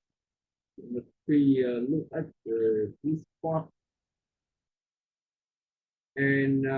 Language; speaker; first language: English; non-native, learner; Vietnamese